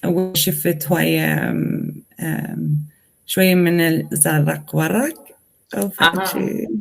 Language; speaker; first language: Arabic; non-native, learner; Swedish